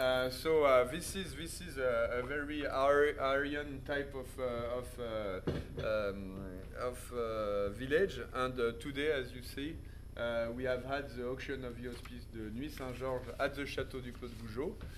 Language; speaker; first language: English; non-native, fluent; French